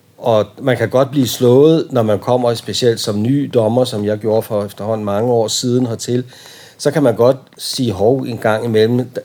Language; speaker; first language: Danish; native; Danish